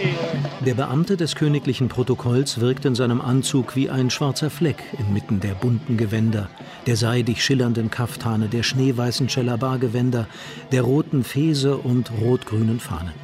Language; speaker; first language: German; native; German